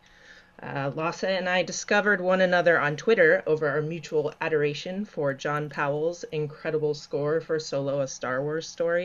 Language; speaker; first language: English; native; English